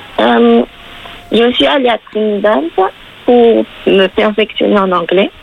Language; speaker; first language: French; native; French